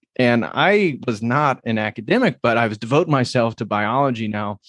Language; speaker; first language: English; native; English